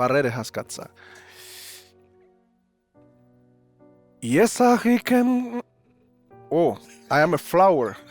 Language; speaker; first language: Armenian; non-native, learner; Spanish